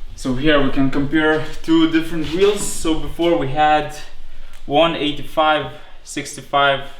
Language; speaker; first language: English; non-native, fluent; Lithuanian